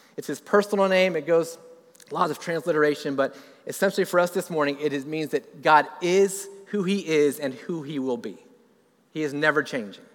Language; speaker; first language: English; native; English